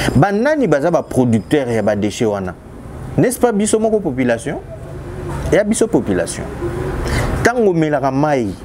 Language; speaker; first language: French; non-native, local second language; Lingala